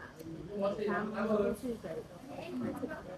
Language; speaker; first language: Chinese; non-native, learner; Vietnamese